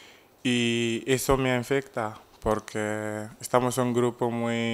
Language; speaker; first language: Spanish; non-native, fluent; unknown